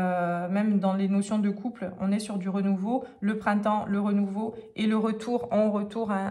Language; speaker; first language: French; native; French